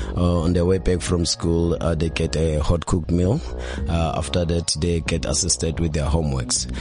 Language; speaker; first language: English; non-native, local second language; Zulu